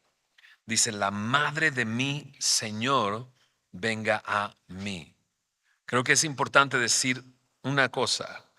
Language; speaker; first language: Spanish; native; Spanish